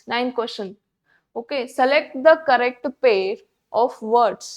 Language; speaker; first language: English; non-native, local second language; Kannada